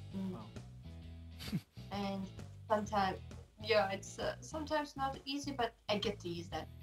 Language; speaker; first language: English; non-native, fluent; Turkish